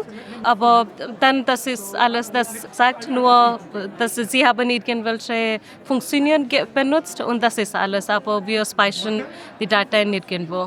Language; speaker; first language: German; non-native, learner; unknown